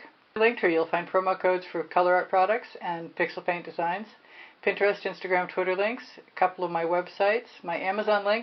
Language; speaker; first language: English; native; English